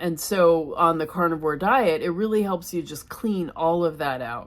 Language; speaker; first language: English; native; English